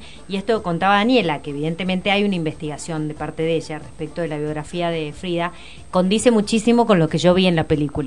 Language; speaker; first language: Spanish; native; Spanish